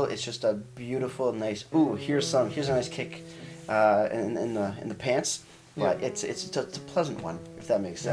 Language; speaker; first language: English; native; English